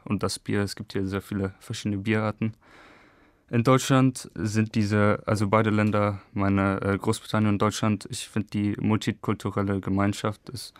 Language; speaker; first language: German; early bilingual, other home language; English